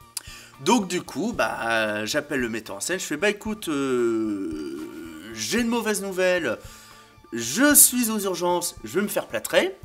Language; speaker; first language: French; native; French